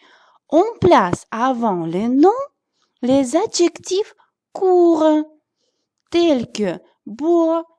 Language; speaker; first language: French; non-native, fluent; Russian